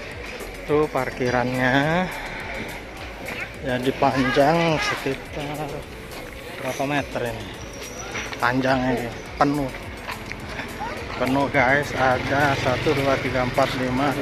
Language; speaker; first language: Indonesian; native; Indonesian